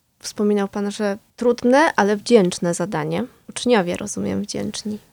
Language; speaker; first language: Polish; native; Polish